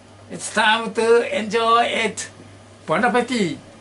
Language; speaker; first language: English; non-native, learner; Japanese